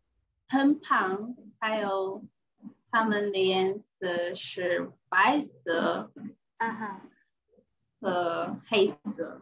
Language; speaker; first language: Chinese; non-native, learner; English